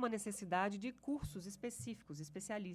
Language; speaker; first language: Portuguese; native; Portuguese